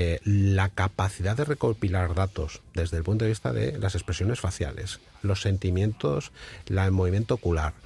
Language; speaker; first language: Spanish; native; Spanish